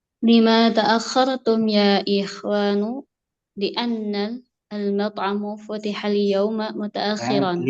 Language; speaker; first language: Arabic; non-native, learner; Indonesian